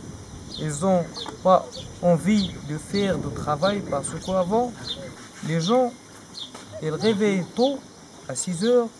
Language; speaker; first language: French; non-native, learner; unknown